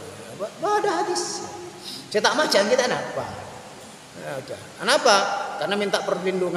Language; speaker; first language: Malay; non-native, local second language; Madurese